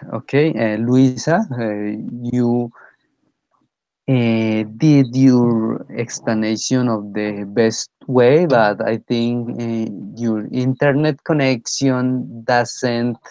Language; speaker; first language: English; non-native, fluent; Spanish